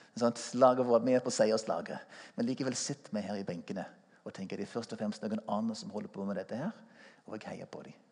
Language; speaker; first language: Norwegian; non-native, fluent; English